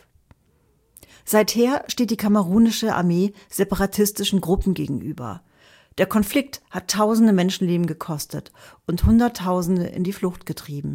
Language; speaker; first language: German; native; German